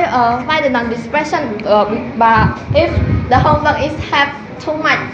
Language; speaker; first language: English; non-native, learner; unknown